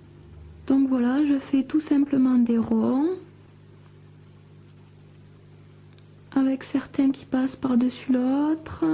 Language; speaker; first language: French; native; French